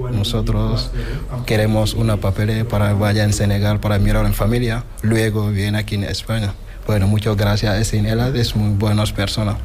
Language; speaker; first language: Spanish; non-native, learner; Wolof